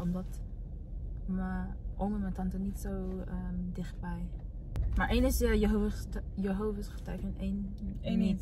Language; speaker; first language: Dutch; early bilingual, heritage; Dutch